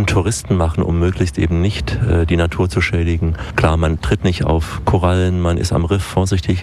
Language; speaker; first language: German; native; German